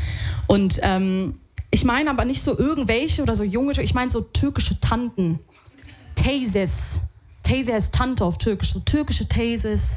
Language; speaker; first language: German; early bilingual, other home language; Arabic